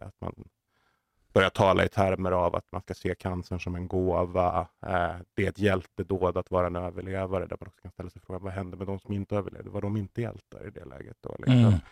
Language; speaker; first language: Swedish; native; Swedish